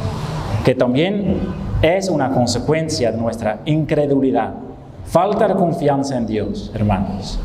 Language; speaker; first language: Spanish; non-native, fluent; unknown